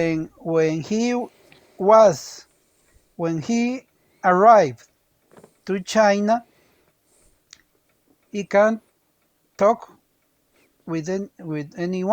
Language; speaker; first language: English; non-native, learner; Spanish